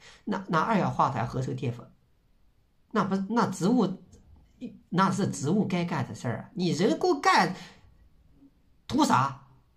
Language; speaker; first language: Chinese; native; Chinese